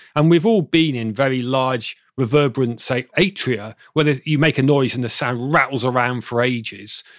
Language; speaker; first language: English; native; English